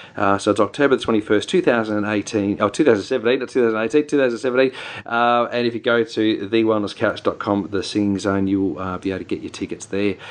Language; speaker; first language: English; native; English